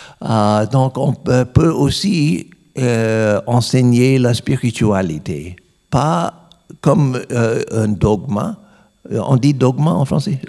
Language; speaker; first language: French; non-native, learner; English